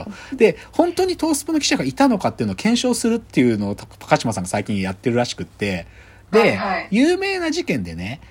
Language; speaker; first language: Japanese; native; Japanese